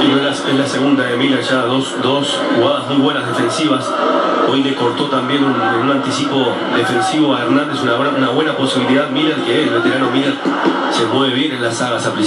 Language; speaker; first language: Spanish; native; Spanish